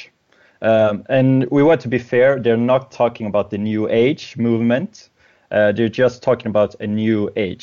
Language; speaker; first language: English; non-native, fluent; Swedish